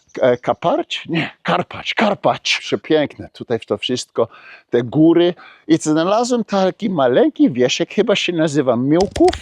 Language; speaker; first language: Polish; early bilingual, heritage; Polish